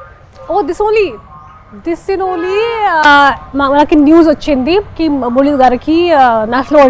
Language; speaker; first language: Telugu; non-native, fluent; Hindi